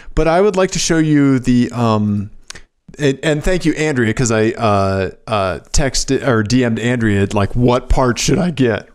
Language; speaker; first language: English; native; English